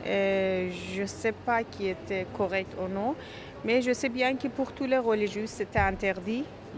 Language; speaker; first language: French; non-native, learner; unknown